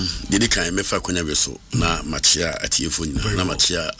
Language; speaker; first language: English; non-native, local second language; Akan